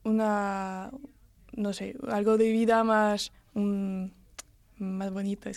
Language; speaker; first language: Spanish; early bilingual, heritage; French